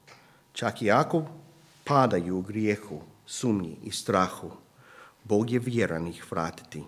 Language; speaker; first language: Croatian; non-native, fluent; English